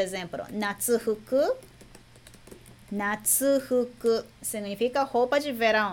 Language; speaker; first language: Portuguese; non-native, fluent; Japanese